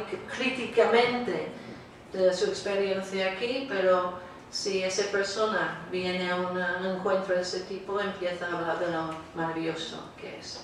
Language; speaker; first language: Spanish; non-native, fluent; English